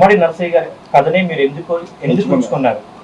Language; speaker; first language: Telugu; native; Telugu